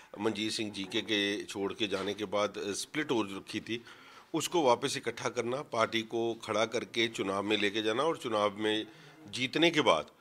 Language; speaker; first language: Hindi; non-native, local second language; Punjabi